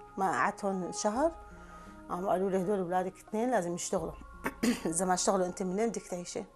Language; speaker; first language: Arabic; native; Arabic